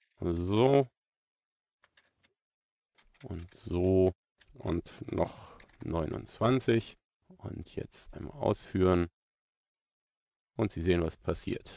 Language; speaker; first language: German; native; German